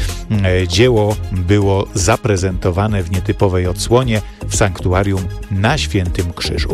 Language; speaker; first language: Polish; native; Polish